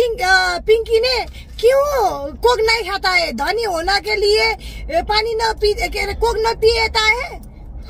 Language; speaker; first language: Hindi; non-native, learner; Nepali